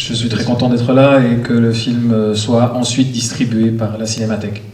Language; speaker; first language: French; native; French